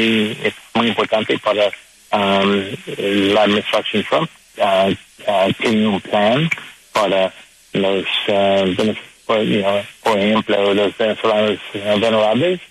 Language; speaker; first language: Spanish; non-native, learner; English